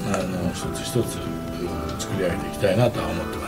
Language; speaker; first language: Japanese; native; Japanese